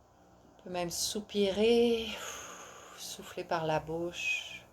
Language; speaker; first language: French; native; French